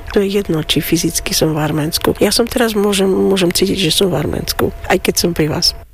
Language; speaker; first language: Slovak; non-native, fluent; Armenian